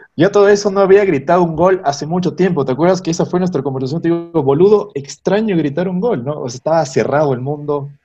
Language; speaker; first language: Spanish; native; Spanish